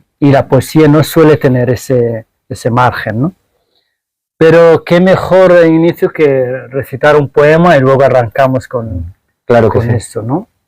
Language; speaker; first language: Spanish; non-native, fluent; Arabic